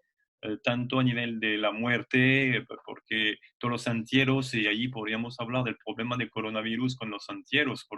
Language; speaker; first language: Spanish; non-native, fluent; French